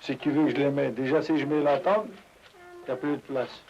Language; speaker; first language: French; native; French